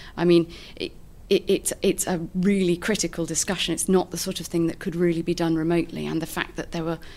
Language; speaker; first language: English; native; English